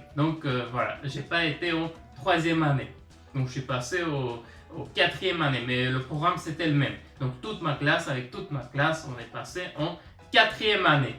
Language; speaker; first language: French; early bilingual, other home language; Armenian